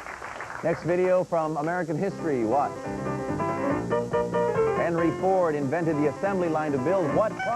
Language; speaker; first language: English; native; English